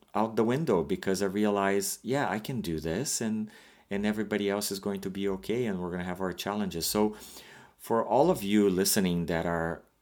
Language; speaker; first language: English; non-native, fluent; Portuguese